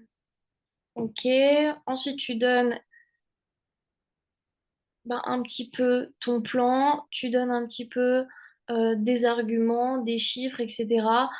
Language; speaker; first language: French; native; French